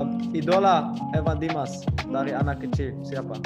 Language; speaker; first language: Indonesian; non-native, learner; Dutch